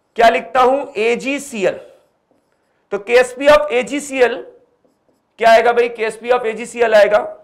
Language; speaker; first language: Hindi; native; Hindi